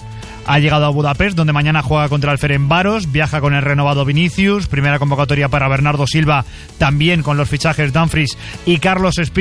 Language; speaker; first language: Spanish; native; Spanish